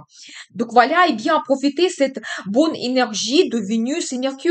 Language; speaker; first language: French; non-native, fluent; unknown